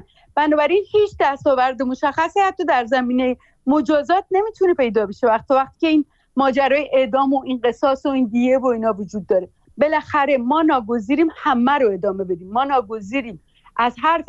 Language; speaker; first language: Persian; native; Persian